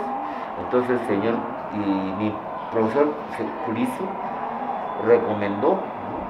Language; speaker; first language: Spanish; non-native, fluent; Japanese